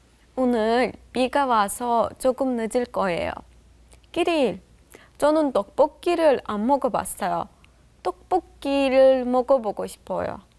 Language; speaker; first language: Korean; non-native, learner; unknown